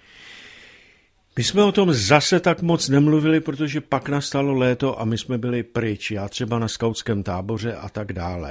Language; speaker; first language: Czech; native; Czech